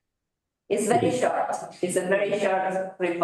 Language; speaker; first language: English; non-native, fluent; Spanish